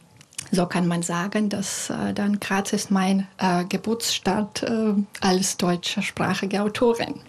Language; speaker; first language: German; non-native, fluent; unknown